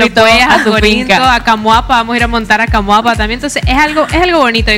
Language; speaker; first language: Spanish; native; Spanish